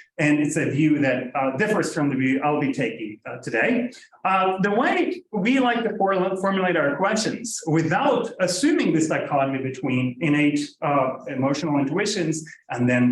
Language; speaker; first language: English; non-native, fluent; Norwegian